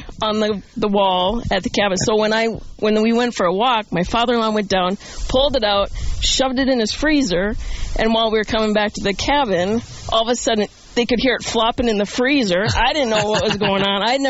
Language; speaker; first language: English; native; English